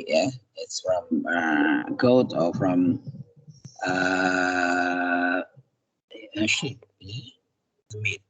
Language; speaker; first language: English; non-native, fluent; Indonesian